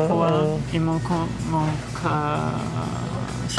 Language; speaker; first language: French; non-native, fluent; Portuguese